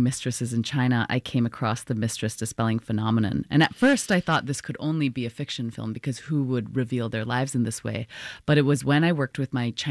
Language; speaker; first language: English; non-native, local second language; Cantonese